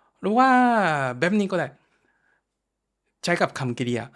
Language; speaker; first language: Thai; non-native, fluent; Japanese